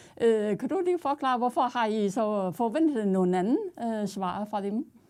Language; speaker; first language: Danish; non-native, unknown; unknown